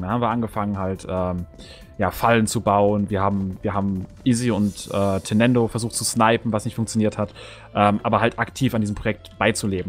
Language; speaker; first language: German; native; German